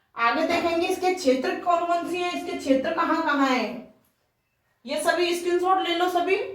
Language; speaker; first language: Hindi; native; Hindi